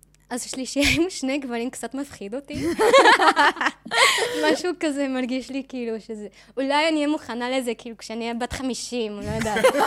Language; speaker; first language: Hebrew; non-native, fluent; Spanish